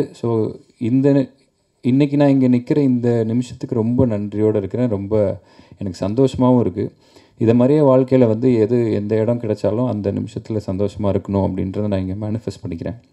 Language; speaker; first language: Tamil; native; Tamil